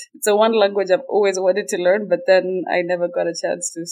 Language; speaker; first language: English; non-native, local second language; Somali